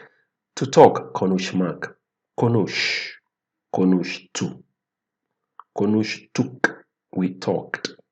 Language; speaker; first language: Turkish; non-native, fluent; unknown